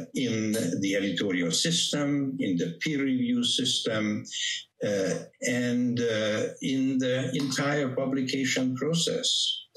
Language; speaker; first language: English; non-native, fluent; Hungarian